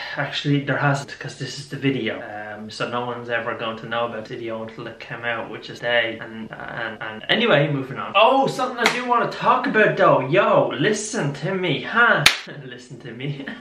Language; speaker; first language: English; native; English